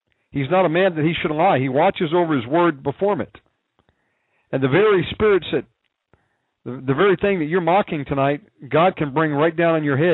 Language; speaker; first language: English; native; English